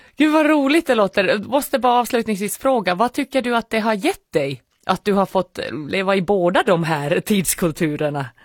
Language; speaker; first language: Swedish; native; Swedish